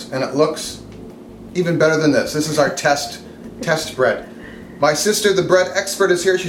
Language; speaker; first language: English; native; English